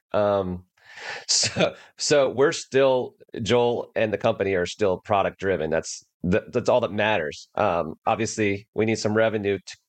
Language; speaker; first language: English; native; English